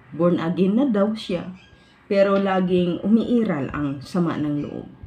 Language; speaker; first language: Filipino; non-native, local second language; Hiligaynon